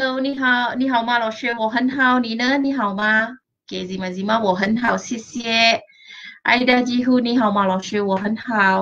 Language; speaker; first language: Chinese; non-native, local second language; Malay